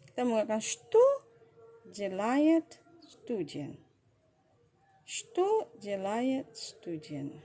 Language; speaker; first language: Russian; non-native, fluent; Indonesian